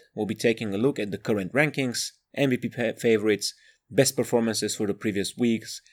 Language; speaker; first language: English; non-native, fluent; Bulgarian